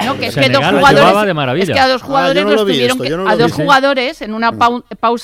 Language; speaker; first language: Spanish; native; Spanish